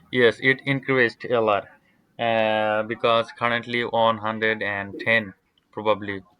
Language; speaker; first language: English; non-native, learner; Bangla